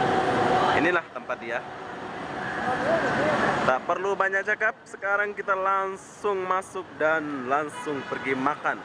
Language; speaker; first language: Indonesian; non-native, local second language; Sasak